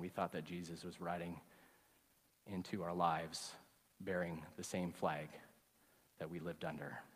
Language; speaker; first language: English; native; English